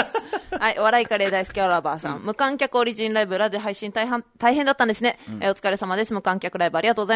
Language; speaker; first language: Japanese; native; Japanese